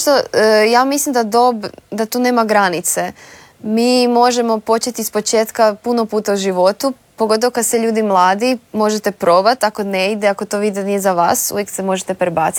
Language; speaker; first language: Serbian; native; Serbian